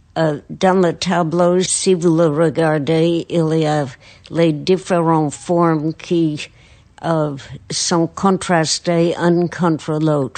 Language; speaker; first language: French; non-native, fluent; English